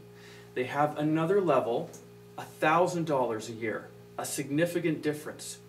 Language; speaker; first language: English; native; English